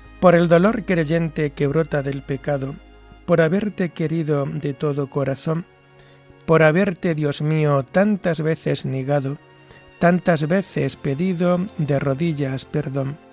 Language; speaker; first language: Spanish; native; Spanish